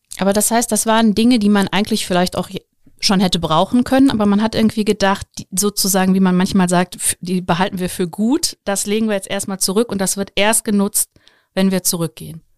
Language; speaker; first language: German; native; German